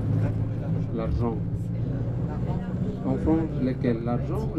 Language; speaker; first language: French; non-native, learner; Balinese